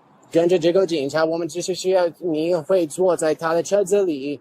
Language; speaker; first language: Chinese; non-native, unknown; English